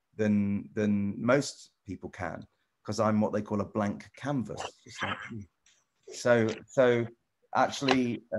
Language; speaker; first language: English; native; English